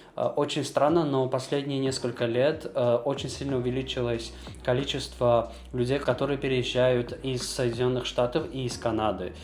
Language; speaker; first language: Russian; non-native, local second language; Azerbaijani